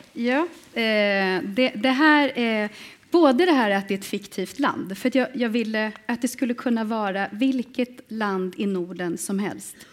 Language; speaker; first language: Swedish; native; Swedish